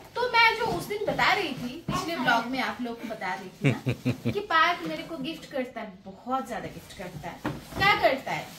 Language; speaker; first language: Hindi; non-native, local second language; Bangla